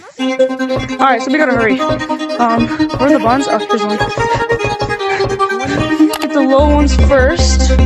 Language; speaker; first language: English; native; English